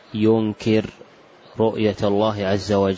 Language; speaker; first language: Arabic; native; Arabic